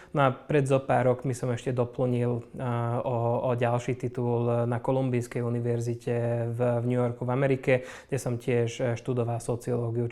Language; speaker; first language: Slovak; non-native, local second language; Hungarian